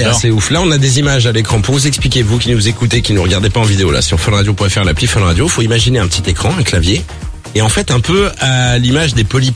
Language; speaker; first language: French; native; French